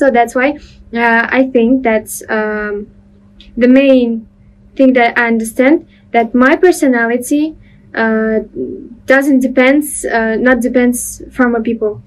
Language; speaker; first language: English; non-native, learner; Russian